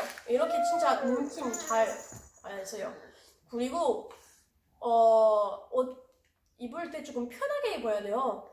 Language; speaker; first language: Korean; non-native, learner; French